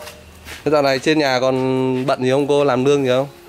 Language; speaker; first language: Chinese; non-native, learner; Vietnamese